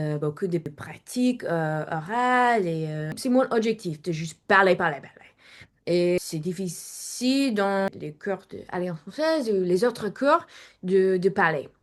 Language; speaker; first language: French; non-native, learner; English